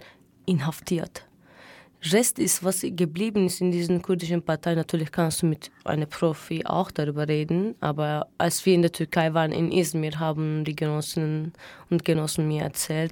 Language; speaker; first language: German; non-native, fluent; Turkish